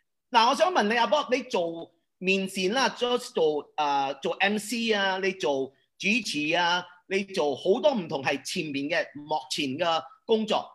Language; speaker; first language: Cantonese; early bilingual, heritage; Cantonese